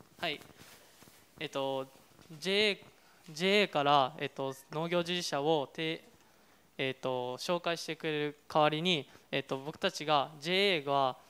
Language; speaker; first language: Japanese; native; Japanese